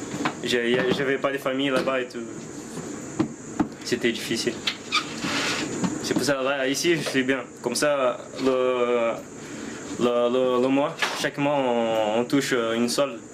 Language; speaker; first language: French; non-native, fluent; Portuguese